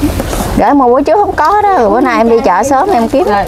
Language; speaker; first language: Vietnamese; native; Vietnamese